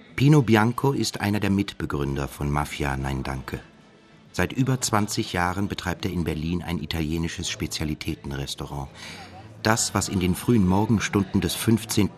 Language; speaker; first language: German; native; German